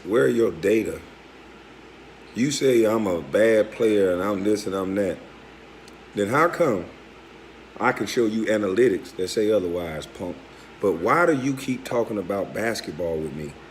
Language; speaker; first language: English; native; English